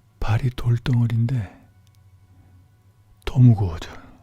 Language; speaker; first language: Korean; native; Korean